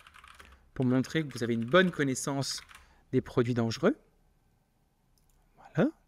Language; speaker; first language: French; native; French